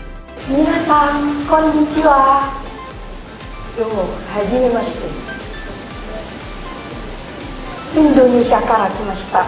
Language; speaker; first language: Japanese; non-native, learner; Indonesian